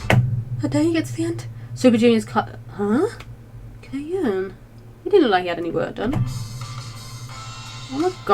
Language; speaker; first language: English; native; English